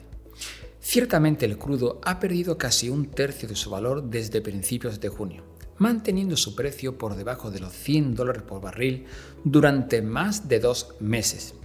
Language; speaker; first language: Spanish; native; Spanish